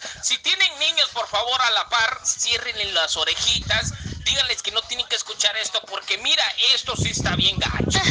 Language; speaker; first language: Spanish; native; Spanish